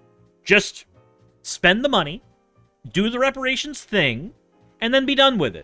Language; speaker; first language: English; native; English